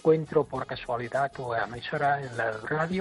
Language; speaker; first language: Spanish; non-native, fluent; English